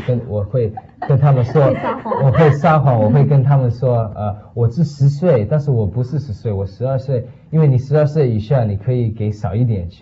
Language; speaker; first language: Chinese; early bilingual, heritage; Chinese